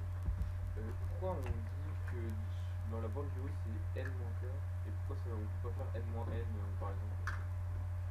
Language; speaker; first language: French; native; French